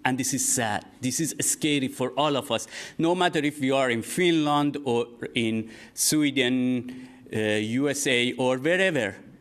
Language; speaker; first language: English; non-native, fluent; Persian